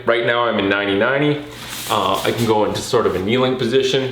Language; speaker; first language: English; native; English